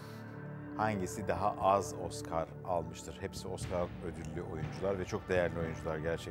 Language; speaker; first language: Turkish; native; Turkish